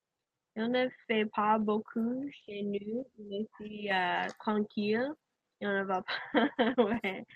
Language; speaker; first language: French; non-native, learner; English